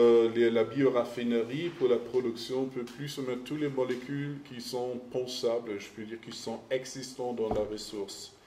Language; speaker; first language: French; non-native, fluent; German